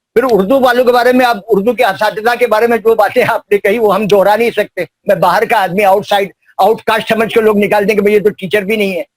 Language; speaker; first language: Urdu; native; Urdu